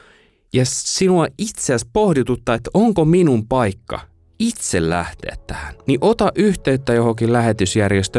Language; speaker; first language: Finnish; native; Finnish